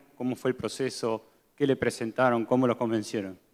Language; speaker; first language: Spanish; native; Spanish